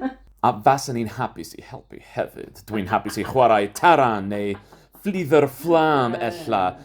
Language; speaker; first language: Welsh; non-native, fluent; English